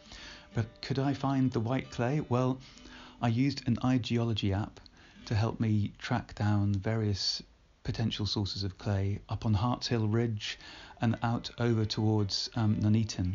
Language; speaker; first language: English; native; English